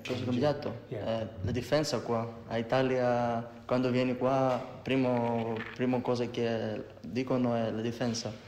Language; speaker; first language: Italian; non-native, learner; Greek